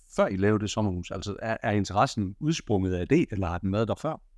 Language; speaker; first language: Danish; native; Danish